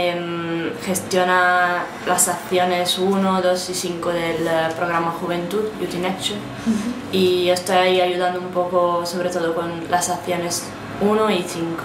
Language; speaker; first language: Spanish; non-native, fluent; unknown